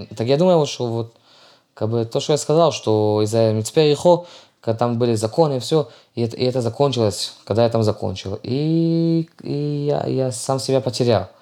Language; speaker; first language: Russian; early bilingual, heritage; Russian